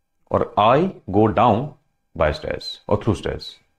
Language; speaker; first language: English; non-native, local second language; Hindi